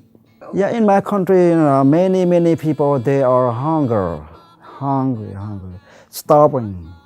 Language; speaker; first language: English; non-native, learner; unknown